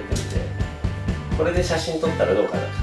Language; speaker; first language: Japanese; native; Japanese